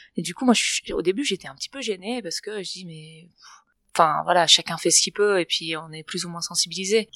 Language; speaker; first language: French; non-native, fluent; Catalan